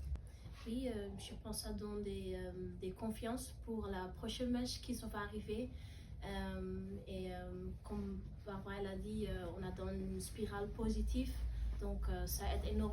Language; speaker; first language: French; non-native, learner; Dutch